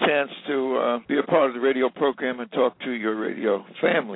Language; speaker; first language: English; native; English